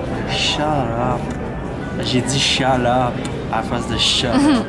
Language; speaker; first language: French; early bilingual, heritage; French